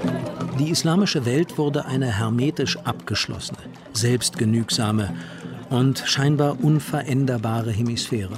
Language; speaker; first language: German; native; German